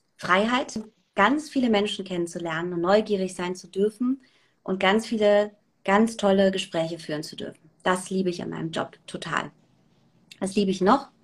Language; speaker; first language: German; early bilingual, other home language; Persian